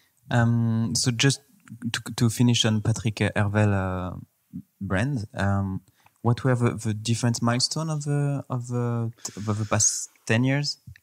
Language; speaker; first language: English; non-native, fluent; French